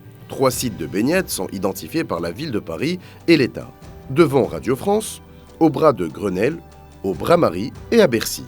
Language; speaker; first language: French; native; French